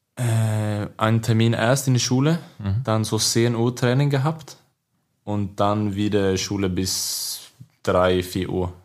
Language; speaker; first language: German; non-native, learner; Swedish